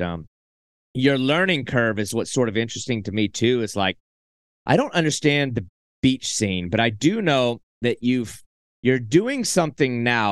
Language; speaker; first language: English; native; English